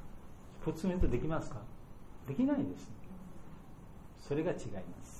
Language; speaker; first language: Japanese; non-native, learner; Bangla